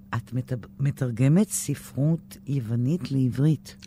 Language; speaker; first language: Hebrew; non-native, fluent; Greek